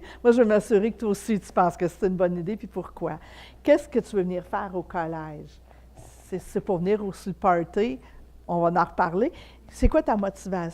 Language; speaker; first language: French; native; French